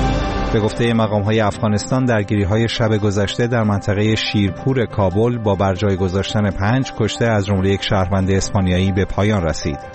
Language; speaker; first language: Persian; native; Persian